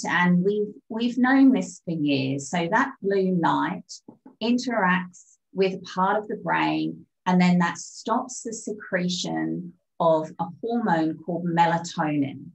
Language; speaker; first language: English; native; English